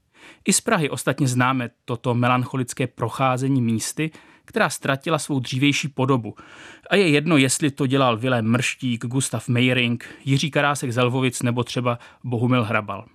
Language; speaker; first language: Czech; native; Czech